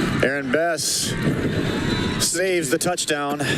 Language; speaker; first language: English; native; English